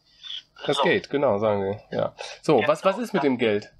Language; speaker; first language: German; native; German